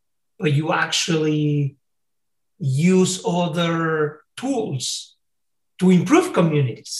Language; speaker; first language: English; non-native, fluent; Spanish